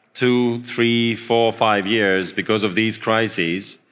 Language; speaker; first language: English; non-native, fluent; Latvian